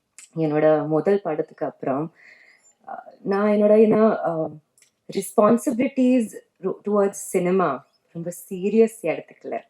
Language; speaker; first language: Tamil; non-native, learner; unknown